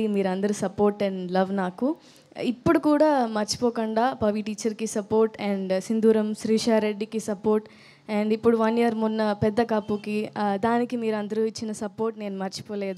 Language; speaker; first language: Telugu; non-native, learner; Tamil